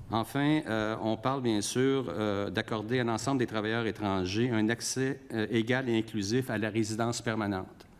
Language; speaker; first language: French; native; French